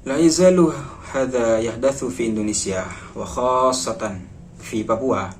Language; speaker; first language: Arabic; non-native, learner; Indonesian